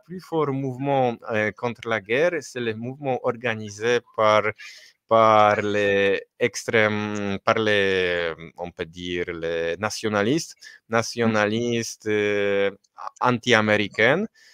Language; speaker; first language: French; non-native, fluent; Polish